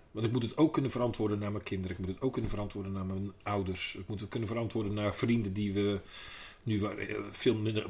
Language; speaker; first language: Dutch; native; Dutch